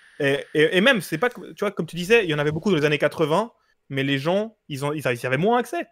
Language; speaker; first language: French; early bilingual, other home language; Portuguese